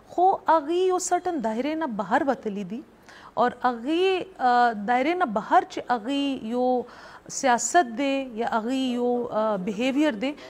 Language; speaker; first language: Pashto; non-native, local second language; Northern Hindko